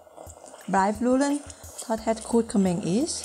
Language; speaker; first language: Dutch; non-native, learner; Thai